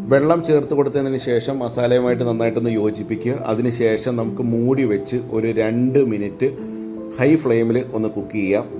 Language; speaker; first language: Malayalam; native; Malayalam